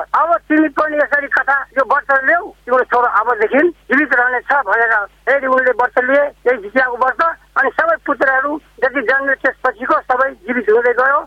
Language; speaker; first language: Nepali; non-native, local second language; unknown